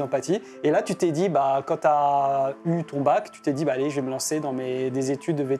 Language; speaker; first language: French; native; French